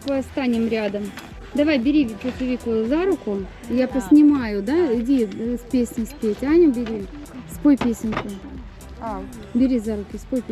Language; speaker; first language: Russian; native; Russian